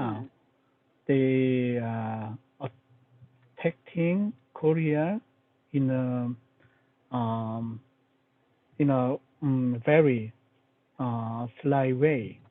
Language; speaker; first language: English; non-native, learner; Korean